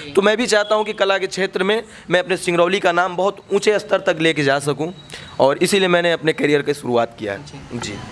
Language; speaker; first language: Hindi; native; Hindi